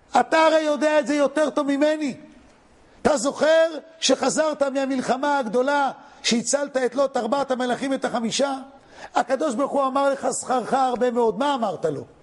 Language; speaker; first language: Hebrew; native; Hebrew